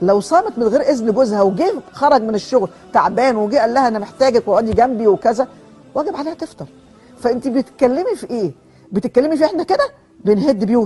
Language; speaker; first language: Arabic; native; Arabic